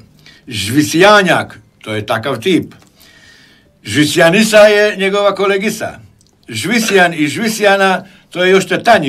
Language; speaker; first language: Croatian; native; Croatian